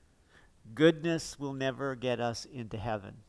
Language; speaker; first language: English; native; English